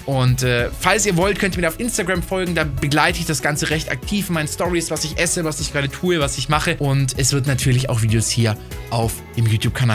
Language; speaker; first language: German; native; German